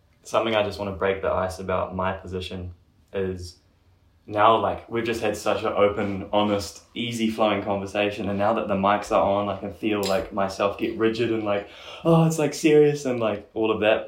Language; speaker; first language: English; native; English